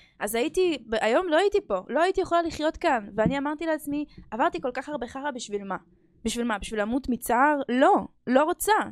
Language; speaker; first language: Hebrew; early bilingual, other home language; Russian